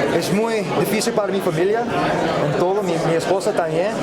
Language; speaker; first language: Spanish; non-native, learner; English